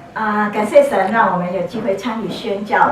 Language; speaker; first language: Chinese; non-native, local second language; Cantonese